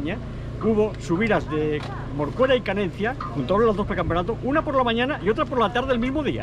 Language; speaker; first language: Spanish; native; Spanish